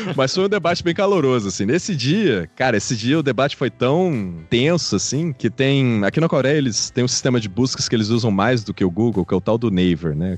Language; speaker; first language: Portuguese; native; Portuguese